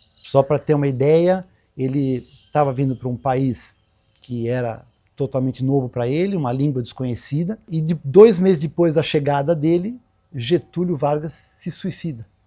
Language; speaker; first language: Portuguese; native; Portuguese